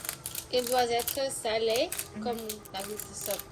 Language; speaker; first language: French; non-native, fluent; English